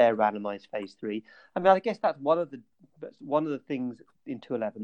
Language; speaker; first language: English; native; English